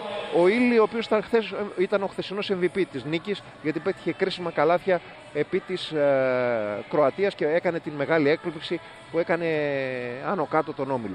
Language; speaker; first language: Greek; native; Greek